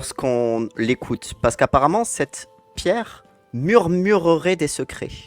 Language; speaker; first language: French; native; French